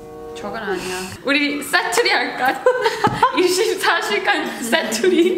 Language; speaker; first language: Korean; early bilingual, heritage; English